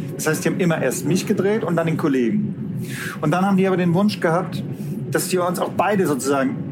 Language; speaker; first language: German; native; German